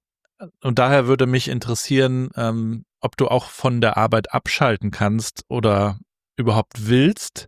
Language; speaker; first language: German; native; German